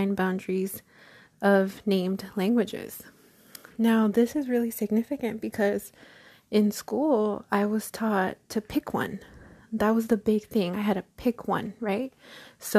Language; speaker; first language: English; early bilingual, other home language; Spanish